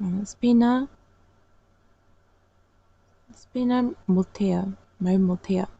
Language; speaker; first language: Korean; non-native, learner; English